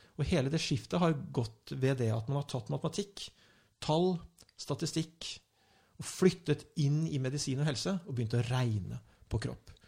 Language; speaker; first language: Norwegian; native; Norwegian